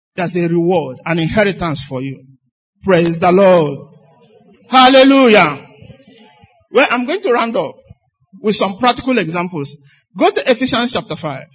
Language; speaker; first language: English; non-native, local second language; Igbo